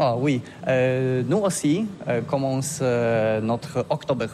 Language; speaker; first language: French; non-native, learner; Polish